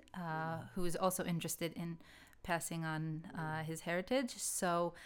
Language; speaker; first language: English; native; English